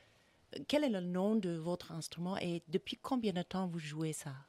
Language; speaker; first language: French; non-native, fluent; English